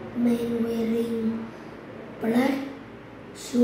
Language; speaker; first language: English; non-native, learner; Vietnamese